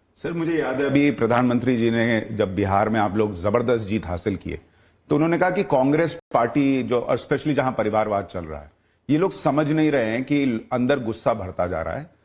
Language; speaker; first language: Hindi; native; Hindi